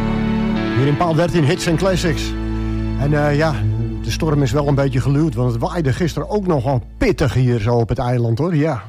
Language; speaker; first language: Dutch; native; Dutch